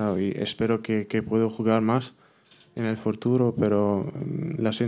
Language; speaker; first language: Spanish; non-native, fluent; German